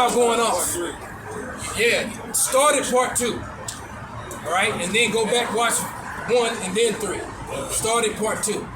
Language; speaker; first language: English; native; English